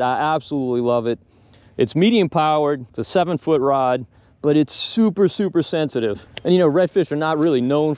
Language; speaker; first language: English; native; English